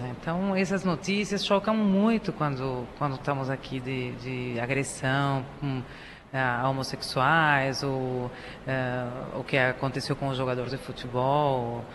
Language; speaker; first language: Portuguese; non-native, fluent; Spanish